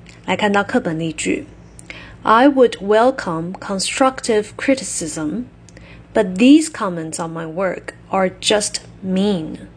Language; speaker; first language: English; non-native, fluent; Chinese